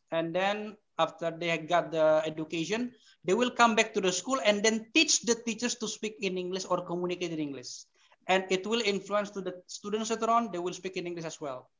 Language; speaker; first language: English; non-native, fluent; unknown